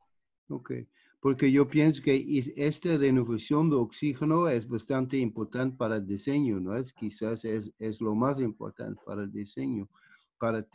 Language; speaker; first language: Spanish; non-native, fluent; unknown